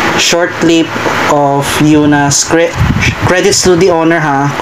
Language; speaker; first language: English; non-native, local second language; Filipino